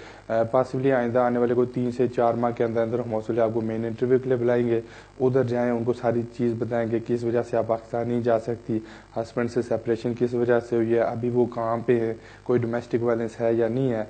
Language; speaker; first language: Urdu; native; Urdu